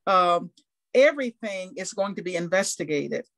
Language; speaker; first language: English; native; English